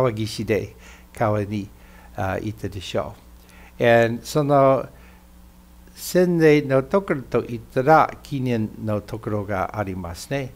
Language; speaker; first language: Japanese; non-native, fluent; English